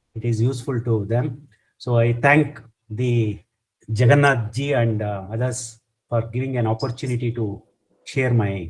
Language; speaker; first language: English; non-native, local second language; Kannada